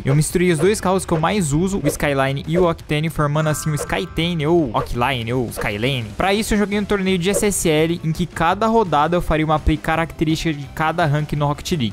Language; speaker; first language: Portuguese; native; Portuguese